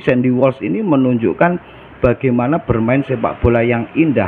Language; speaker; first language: Indonesian; native; Indonesian